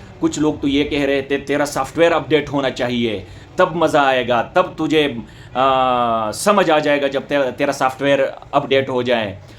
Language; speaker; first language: Urdu; non-native, local second language; Northern Hindko